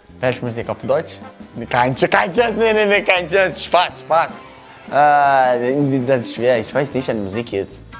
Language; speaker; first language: German; non-native, learner; Portuguese